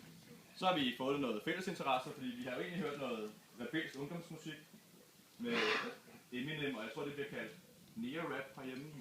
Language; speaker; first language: Danish; native; Danish